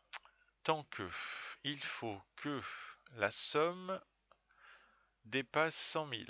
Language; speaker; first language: French; native; French